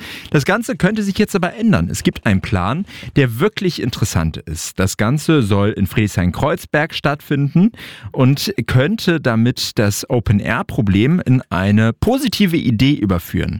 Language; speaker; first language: German; native; German